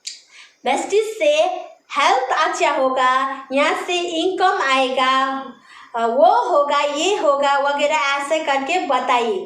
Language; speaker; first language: Hindi; non-native, local second language; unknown